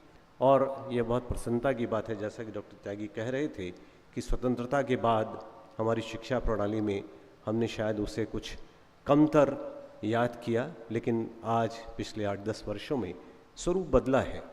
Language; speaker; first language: Hindi; native; Hindi